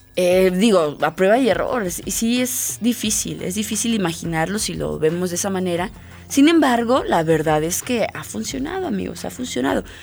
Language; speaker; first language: Spanish; native; Spanish